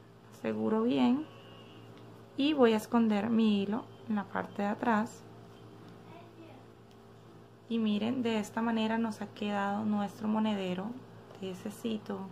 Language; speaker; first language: Spanish; native; Spanish